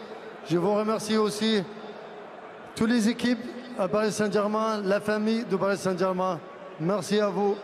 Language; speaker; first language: French; non-native, learner; Arabic